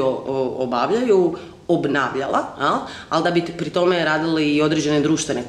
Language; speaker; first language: Croatian; native; Croatian